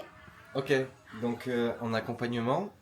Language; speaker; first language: French; native; French